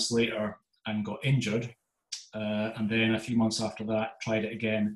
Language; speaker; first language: English; native; English